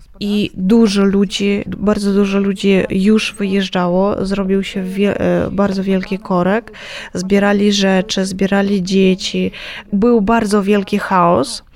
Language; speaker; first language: Polish; non-native, fluent; Ukrainian